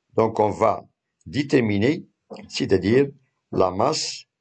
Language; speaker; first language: French; non-native, local second language; Arabic